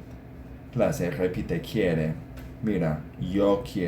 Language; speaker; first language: Spanish; non-native, fluent; English